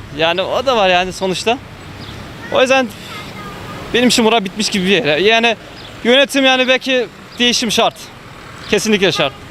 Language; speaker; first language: Turkish; early bilingual, heritage; Turkish